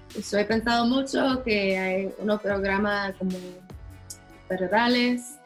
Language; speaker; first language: Spanish; non-native, learner; English